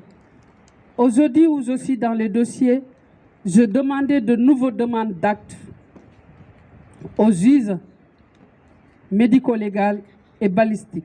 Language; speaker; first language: French; non-native, local second language; Wolof